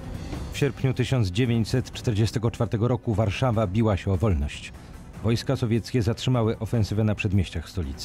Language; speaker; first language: Polish; native; Polish